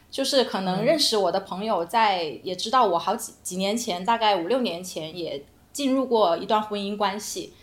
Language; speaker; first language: Chinese; native; Chinese